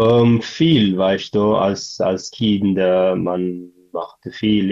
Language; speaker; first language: German; non-native, learner; Tigrinya